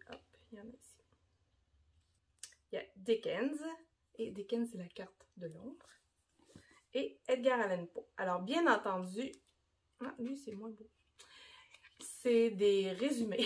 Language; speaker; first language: French; native; French